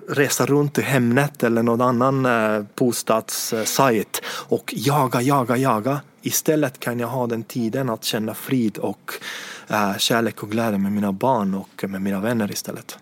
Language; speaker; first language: Swedish; non-native, fluent; Estonian